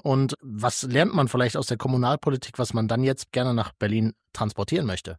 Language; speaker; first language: German; native; German